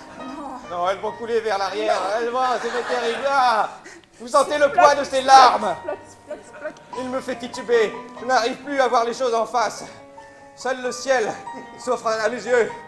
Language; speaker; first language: French; native; French